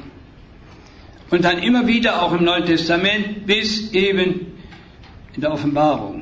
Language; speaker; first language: German; native; German